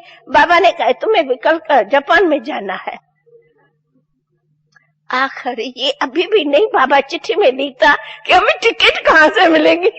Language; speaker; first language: Hindi; non-native, local second language; Sindhi